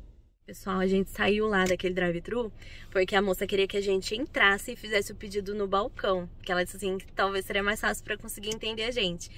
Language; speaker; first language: Portuguese; native; Portuguese